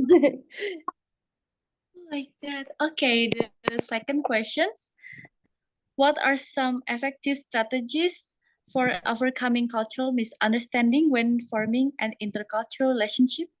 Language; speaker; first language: English; non-native, learner; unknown